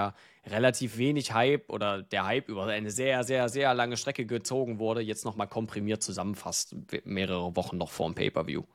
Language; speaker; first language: German; native; German